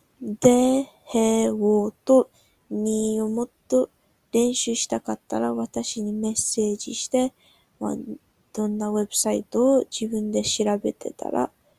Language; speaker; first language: Japanese; non-native, learner; English